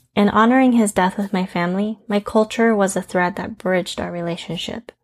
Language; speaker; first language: English; early bilingual, other home language; Korean